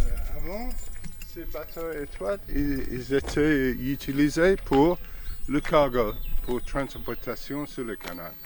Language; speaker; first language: French; non-native, fluent; English